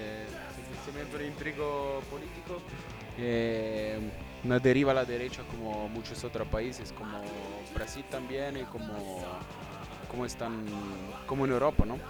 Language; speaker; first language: Spanish; non-native, learner; Italian